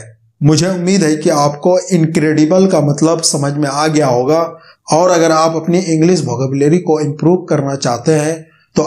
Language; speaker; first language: Hindi; native; Hindi